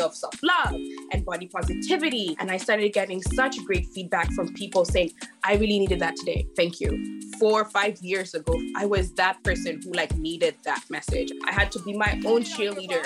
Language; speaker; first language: English; non-native, local second language; Luo (Kenya and Tanzania)